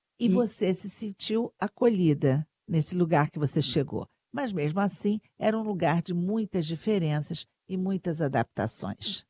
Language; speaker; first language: Portuguese; early bilingual, other home language; Spanish